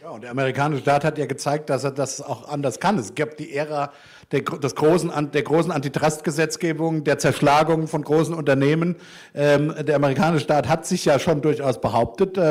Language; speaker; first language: German; native; German